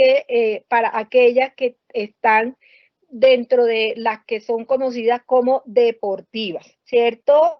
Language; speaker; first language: Spanish; native; Spanish